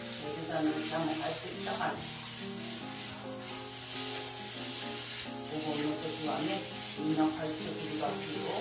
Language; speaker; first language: Japanese; native; Japanese